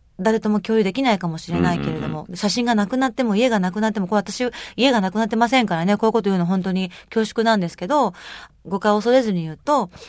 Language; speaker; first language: Japanese; native; Japanese